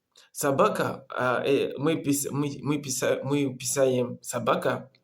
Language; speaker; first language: Russian; non-native, learner; Comorian